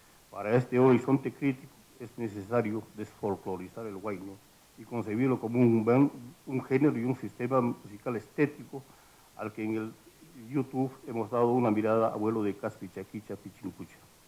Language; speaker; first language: Spanish; native; Spanish